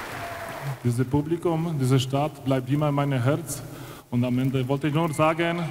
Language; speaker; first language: German; non-native, learner; Polish